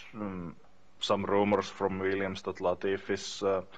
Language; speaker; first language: English; non-native, learner; Finnish